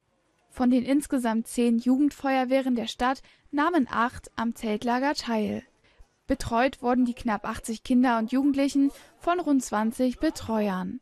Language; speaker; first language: German; native; German